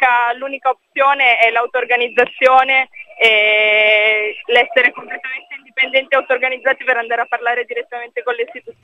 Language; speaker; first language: Italian; native; Italian